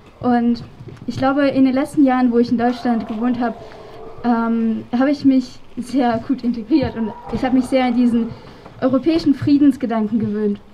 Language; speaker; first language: German; non-native, fluent; Ukrainian